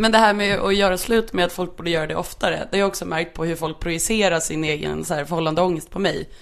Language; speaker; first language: Swedish; native; Swedish